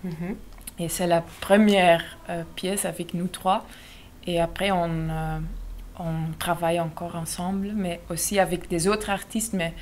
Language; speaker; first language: French; non-native, local second language; Dutch